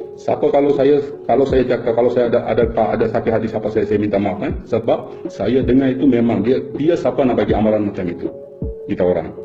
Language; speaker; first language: Malay; non-native, fluent; Bangla